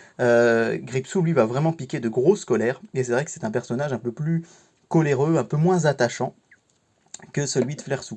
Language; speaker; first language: French; native; French